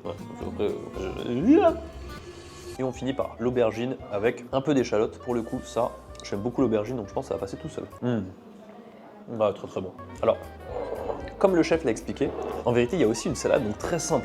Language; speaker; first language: French; native; French